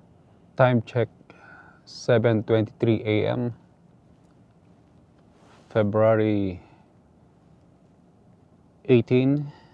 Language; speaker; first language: English; non-native, local second language; Filipino